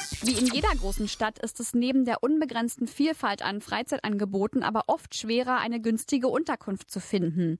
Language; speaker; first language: German; native; German